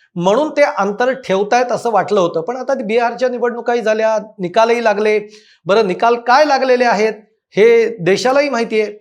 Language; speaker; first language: Marathi; native; Marathi